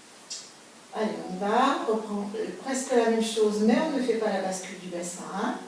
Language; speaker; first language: French; native; French